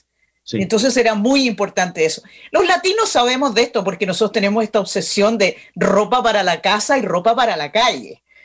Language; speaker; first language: Spanish; native; Spanish